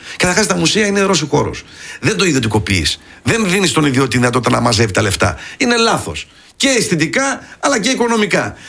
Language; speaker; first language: Greek; early bilingual, heritage; Greek